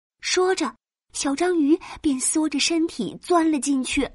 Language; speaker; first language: Chinese; native; Chinese